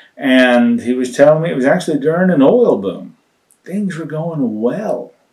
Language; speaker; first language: English; native; English